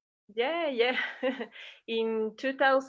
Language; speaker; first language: English; non-native, fluent; Spanish